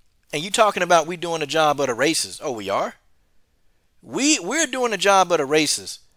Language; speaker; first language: English; native; English